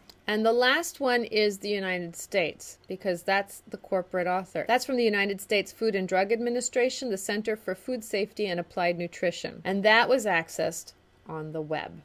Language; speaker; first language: English; native; English